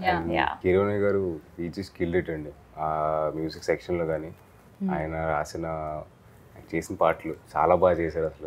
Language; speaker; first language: Telugu; native; Telugu